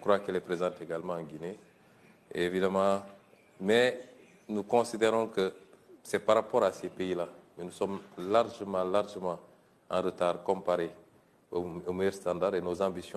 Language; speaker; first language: French; non-native, local second language; Wolof